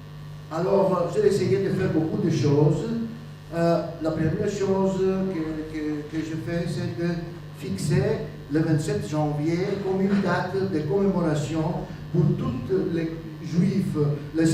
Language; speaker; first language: French; non-native, fluent; Greek